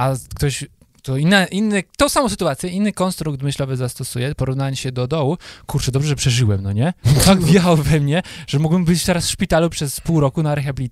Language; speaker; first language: Polish; native; Polish